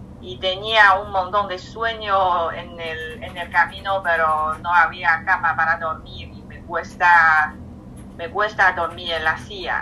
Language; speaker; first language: Spanish; non-native, fluent; Chinese